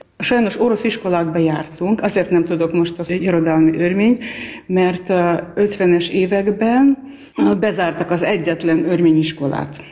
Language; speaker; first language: Hungarian; non-native, fluent; Armenian